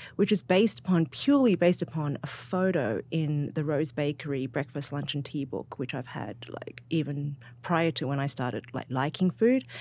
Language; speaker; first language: English; native; English